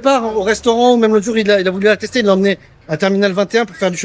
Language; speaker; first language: French; native; French